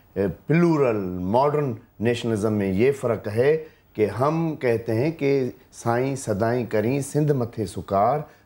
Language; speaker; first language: Urdu; non-native, local second language; Sindhi